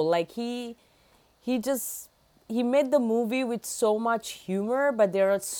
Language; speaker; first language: English; non-native, local second language; Bangla